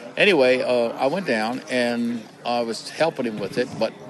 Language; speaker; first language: English; native; English